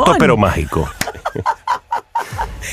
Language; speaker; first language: Spanish; native; Spanish